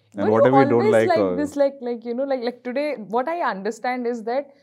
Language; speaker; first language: English; non-native, local second language; Hindi